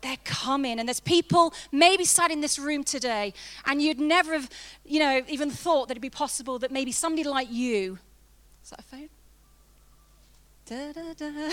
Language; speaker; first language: English; native; English